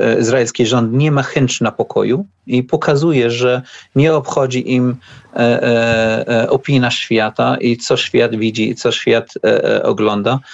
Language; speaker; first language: Polish; non-native, learner; Arabic